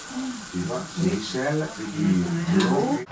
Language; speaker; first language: French; non-native, fluent; Arabic